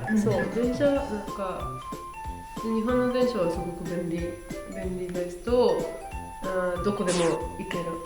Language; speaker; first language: Japanese; non-native, learner; Spanish